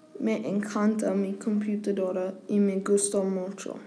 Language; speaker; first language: Spanish; non-native, learner; English